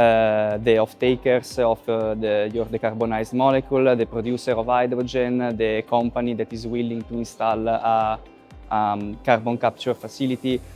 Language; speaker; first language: English; non-native, fluent; Italian